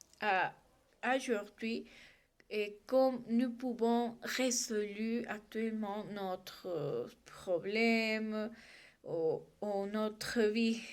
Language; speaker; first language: French; non-native, learner; Spanish